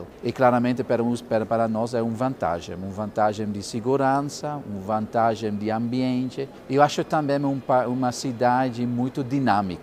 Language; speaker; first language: Portuguese; non-native, fluent; Dutch